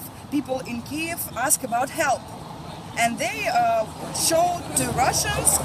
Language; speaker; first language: English; non-native, learner; Russian